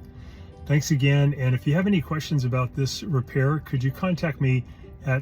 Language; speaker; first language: English; native; English